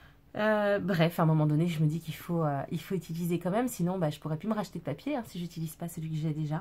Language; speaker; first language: French; native; French